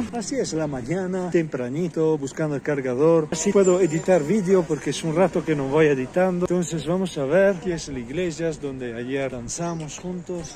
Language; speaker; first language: Spanish; non-native, learner; Italian